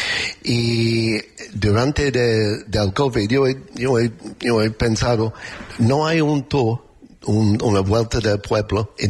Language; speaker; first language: Spanish; non-native, learner; English